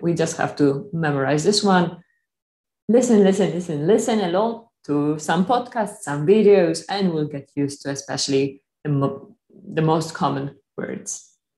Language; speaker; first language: English; non-native, fluent; Polish